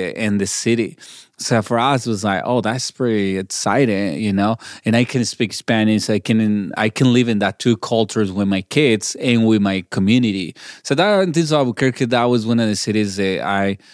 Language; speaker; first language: English; non-native, learner; Spanish